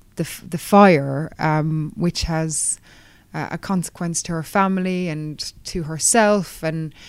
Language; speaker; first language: English; native; English